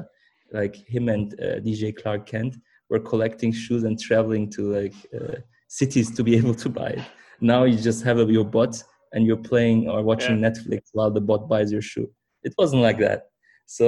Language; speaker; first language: English; early bilingual, other home language; German